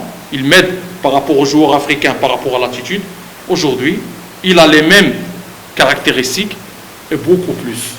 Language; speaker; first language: French; non-native, fluent; Arabic